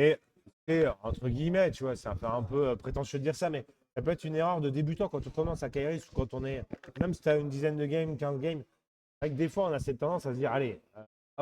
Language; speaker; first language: French; native; French